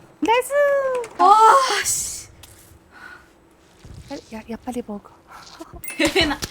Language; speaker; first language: Korean; non-native, learner; Chinese